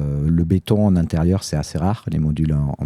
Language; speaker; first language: French; native; French